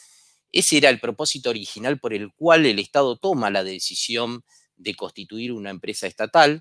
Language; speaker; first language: Spanish; native; Spanish